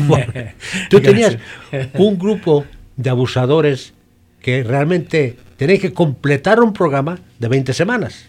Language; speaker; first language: Spanish; native; Spanish